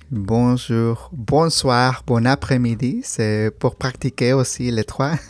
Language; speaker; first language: French; non-native, learner; Spanish